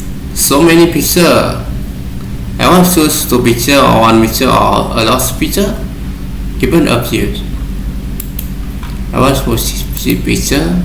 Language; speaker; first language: English; non-native, learner; Vietnamese